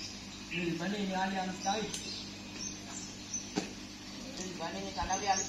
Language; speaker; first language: Arabic; non-native, learner; Indonesian